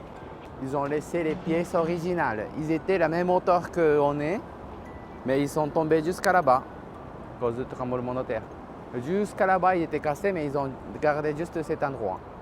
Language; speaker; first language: French; non-native, fluent; Japanese